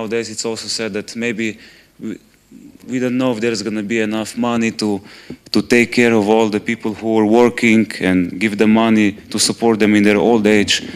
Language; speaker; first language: English; non-native, fluent; Slovenian